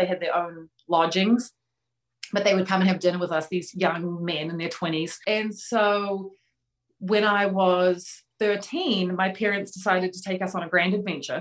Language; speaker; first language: English; native; English